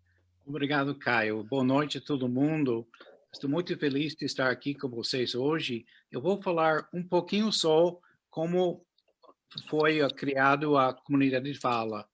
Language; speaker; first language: Portuguese; non-native, fluent; English